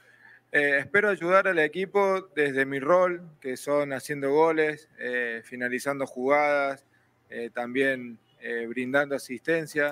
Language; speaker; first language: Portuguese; non-native, learner; Spanish